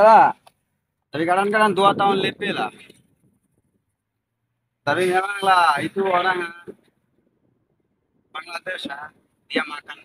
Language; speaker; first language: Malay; non-native, learner; Bangla